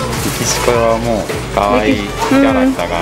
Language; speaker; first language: Japanese; non-native, learner; Spanish